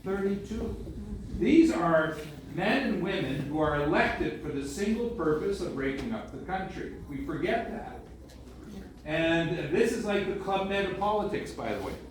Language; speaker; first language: English; non-native, local second language; French